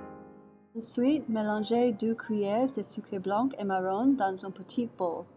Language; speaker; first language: French; non-native, learner; English